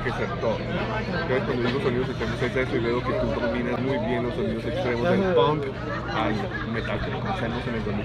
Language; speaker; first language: Spanish; native; Spanish